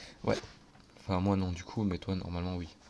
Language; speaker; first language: French; native; French